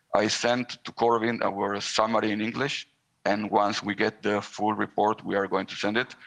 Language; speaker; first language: English; non-native, fluent; Hebrew